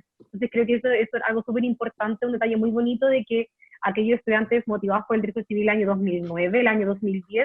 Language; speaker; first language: Spanish; native; Spanish